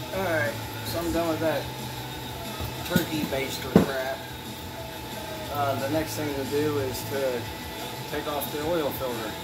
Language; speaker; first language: English; native; English